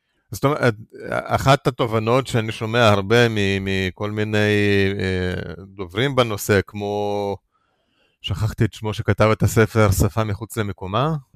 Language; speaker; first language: Hebrew; non-native, fluent; Russian